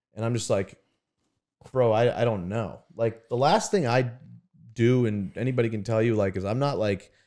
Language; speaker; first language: English; native; English